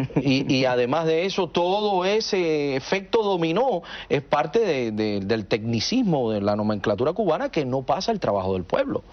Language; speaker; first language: Spanish; native; Spanish